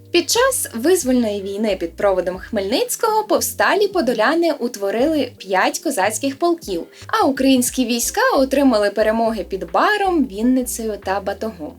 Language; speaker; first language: Ukrainian; native; Ukrainian